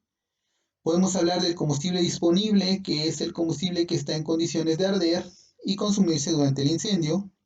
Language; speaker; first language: Spanish; native; Spanish